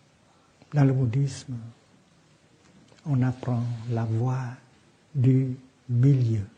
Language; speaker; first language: French; non-native, fluent; Vietnamese